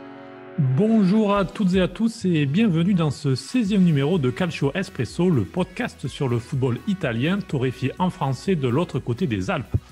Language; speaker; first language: French; native; French